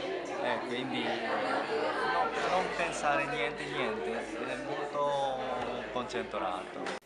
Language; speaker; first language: Italian; non-native, learner; Japanese